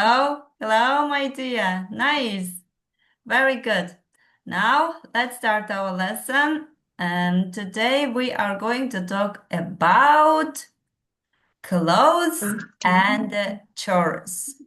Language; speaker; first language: English; non-native, fluent; Kazakh